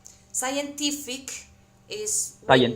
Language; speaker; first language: English; non-native, fluent; Spanish